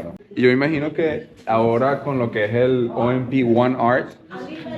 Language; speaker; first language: Spanish; native; Spanish